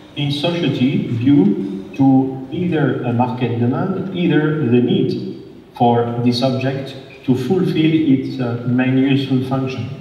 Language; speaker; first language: English; non-native, fluent; French